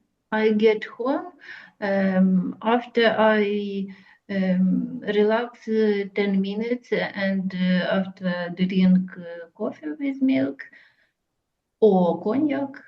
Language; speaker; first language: English; non-native, learner; Russian